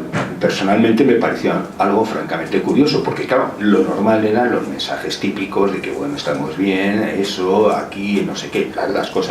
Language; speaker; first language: Spanish; native; Spanish